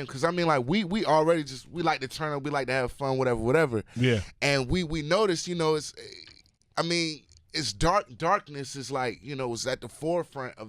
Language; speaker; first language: English; native; English